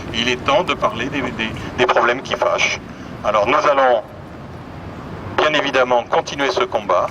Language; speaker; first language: French; native; French